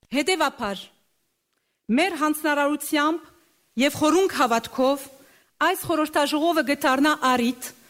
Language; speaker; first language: Armenian; native; Armenian